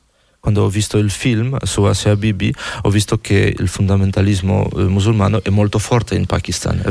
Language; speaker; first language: Italian; non-native, fluent; Polish